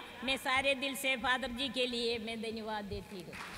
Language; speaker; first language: Hindi; non-native, local second language; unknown